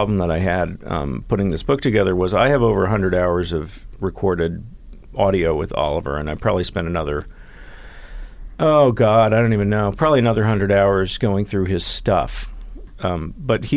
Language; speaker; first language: English; native; English